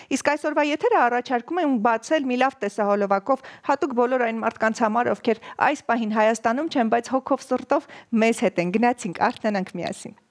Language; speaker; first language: Armenian; native; Armenian